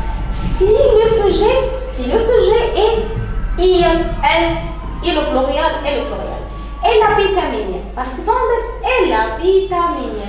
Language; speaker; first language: French; non-native, fluent; Arabic